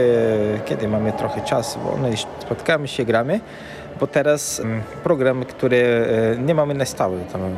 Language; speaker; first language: Polish; early bilingual, heritage; Portuguese